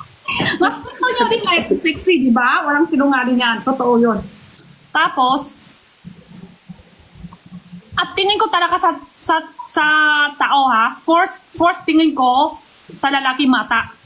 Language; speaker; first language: Filipino; non-native, learner; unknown